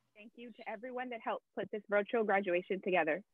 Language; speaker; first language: English; early bilingual, other home language; Spanish